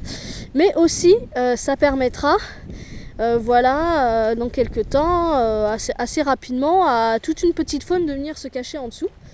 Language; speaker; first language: French; native; French